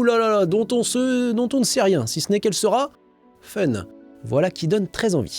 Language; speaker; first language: French; native; French